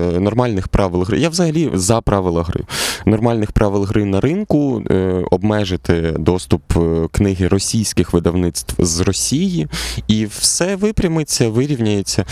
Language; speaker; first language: Ukrainian; non-native, local second language; Russian